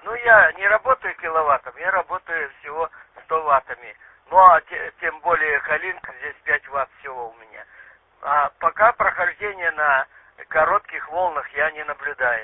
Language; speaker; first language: Russian; native; Russian